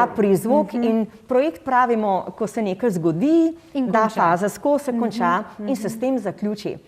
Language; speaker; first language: Slovenian; native; Slovenian